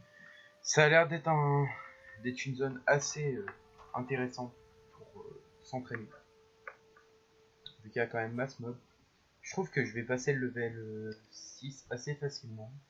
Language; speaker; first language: French; native; French